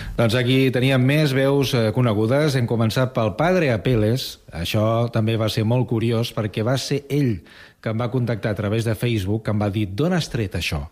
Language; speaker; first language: Catalan; native; Catalan